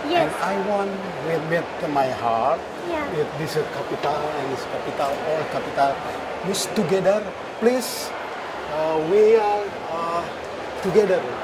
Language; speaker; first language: English; non-native, learner; Indonesian